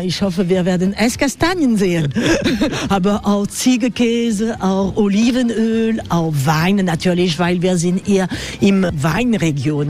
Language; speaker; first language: German; non-native, fluent; French